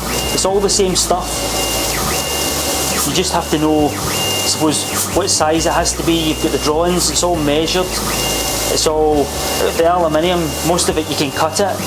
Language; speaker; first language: English; native; English